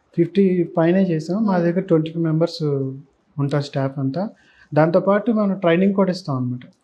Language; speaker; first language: Telugu; native; Telugu